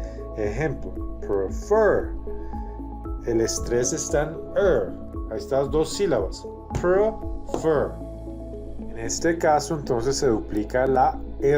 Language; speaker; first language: Spanish; non-native, fluent; English